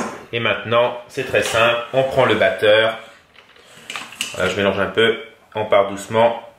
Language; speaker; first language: French; native; French